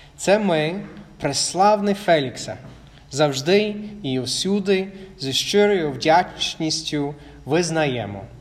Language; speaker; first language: Ukrainian; non-native, fluent; English